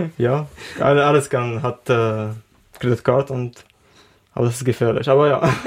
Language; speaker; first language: German; non-native, learner; Arabic